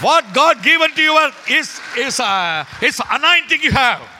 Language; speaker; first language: English; non-native, local second language; Tamil